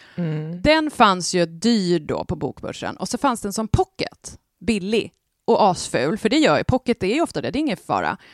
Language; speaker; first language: Swedish; native; Swedish